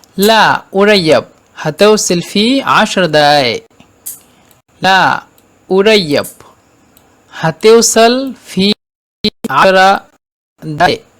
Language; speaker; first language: Egyptian Arabic; non-native, fluent; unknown